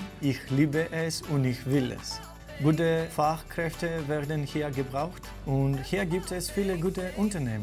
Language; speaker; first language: German; non-native, fluent; Greek